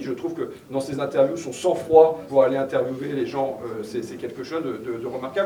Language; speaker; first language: French; native; French